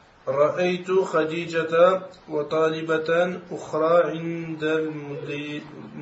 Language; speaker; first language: Arabic; non-native, learner; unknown